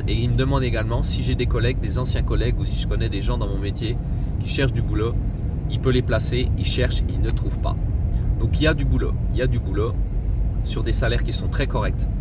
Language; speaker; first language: French; native; French